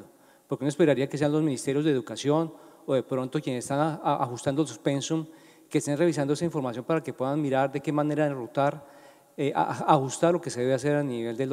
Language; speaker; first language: Spanish; native; Spanish